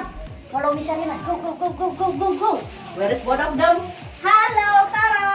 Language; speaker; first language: English; non-native, learner; Indonesian